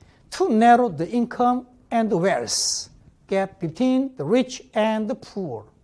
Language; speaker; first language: English; non-native, fluent; Korean